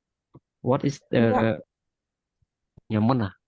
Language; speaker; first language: English; non-native, learner; Khmer